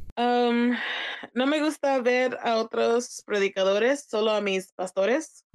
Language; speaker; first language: Spanish; early bilingual, heritage; Spanish